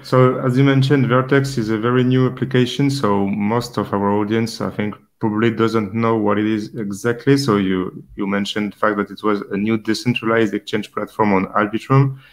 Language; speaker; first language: English; non-native, fluent; French